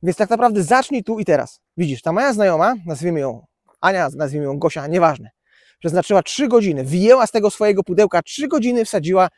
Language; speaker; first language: Polish; native; Polish